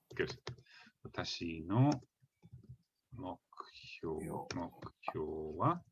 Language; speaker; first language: Japanese; non-native, learner; English